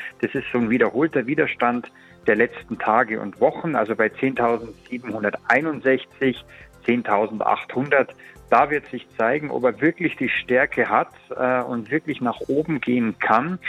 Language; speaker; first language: German; native; German